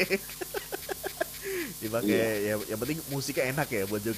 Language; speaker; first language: Indonesian; native; Indonesian